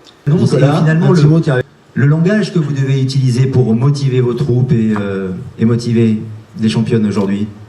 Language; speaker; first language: French; native; French